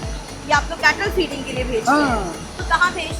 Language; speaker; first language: Hindi; native; Hindi